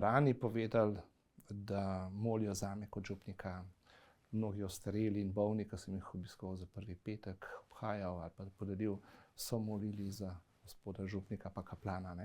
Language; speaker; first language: Slovenian; native; Slovenian